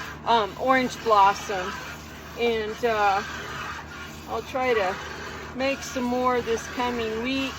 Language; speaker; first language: English; native; English